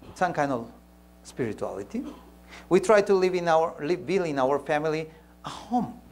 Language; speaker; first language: English; non-native, fluent; Spanish